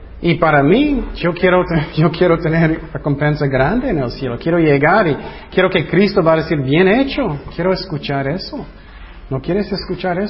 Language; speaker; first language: Spanish; non-native, fluent; English